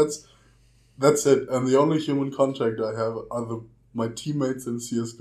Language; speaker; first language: English; non-native, fluent; German